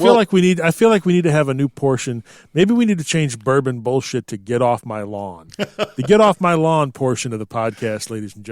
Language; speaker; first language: English; native; English